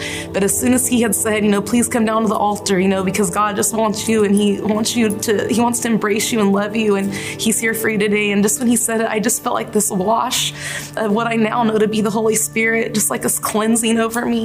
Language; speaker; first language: English; native; English